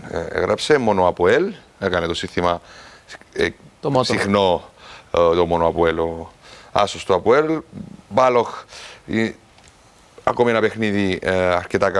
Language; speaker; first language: Greek; native; Greek